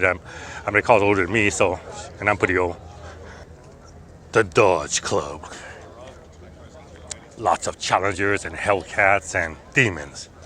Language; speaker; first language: English; native; English